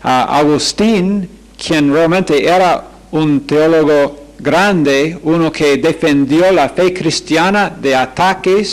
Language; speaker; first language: Spanish; non-native, fluent; English